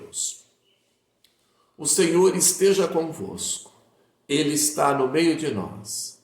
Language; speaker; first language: Portuguese; native; Portuguese